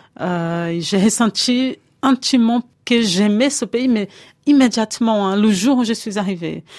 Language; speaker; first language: French; non-native, fluent; Portuguese